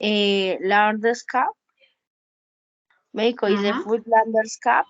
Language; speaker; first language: English; non-native, learner; Spanish